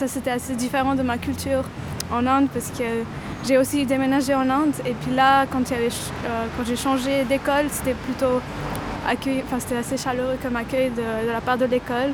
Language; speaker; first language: French; early bilingual, other home language; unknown